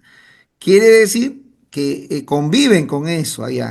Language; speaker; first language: Spanish; native; Spanish